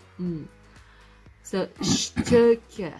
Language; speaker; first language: German; non-native, learner; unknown